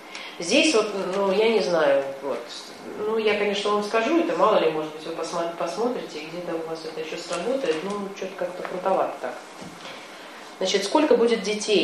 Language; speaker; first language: Russian; native; Russian